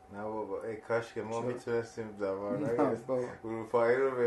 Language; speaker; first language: Persian; native; Persian